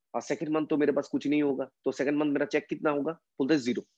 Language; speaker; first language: Hindi; non-native, local second language; Bangla